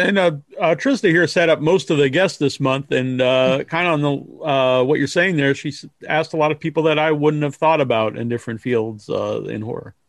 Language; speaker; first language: English; native; English